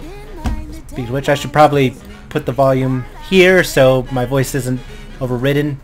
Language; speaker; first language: English; native; English